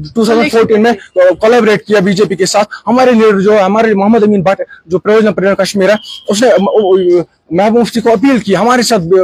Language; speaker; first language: Hindi; non-native, local second language; Kashmiri